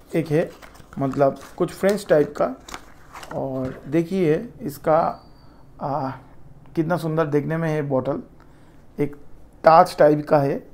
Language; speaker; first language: Hindi; non-native, local second language; Bangla